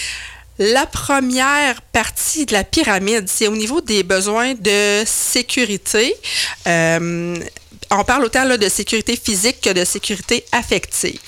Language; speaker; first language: French; native; French